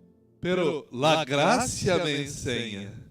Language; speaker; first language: Spanish; non-native, fluent; Portuguese